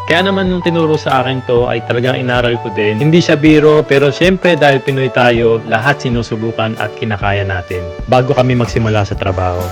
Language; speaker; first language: Filipino; native; Filipino